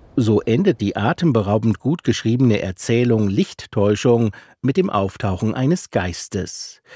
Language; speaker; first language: German; native; German